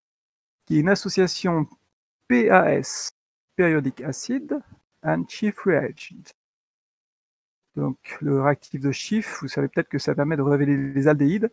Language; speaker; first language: French; native; French